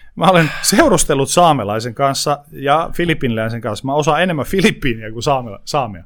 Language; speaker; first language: Finnish; native; Finnish